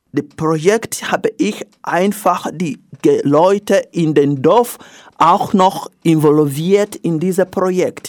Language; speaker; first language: German; non-native, learner; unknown